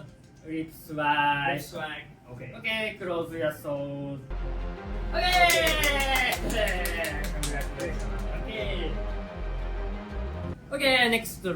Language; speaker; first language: English; non-native, learner; Japanese